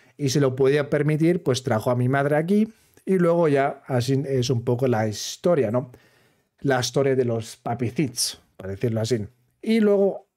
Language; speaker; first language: Spanish; non-native, fluent; German